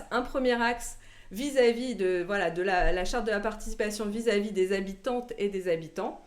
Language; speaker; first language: French; native; French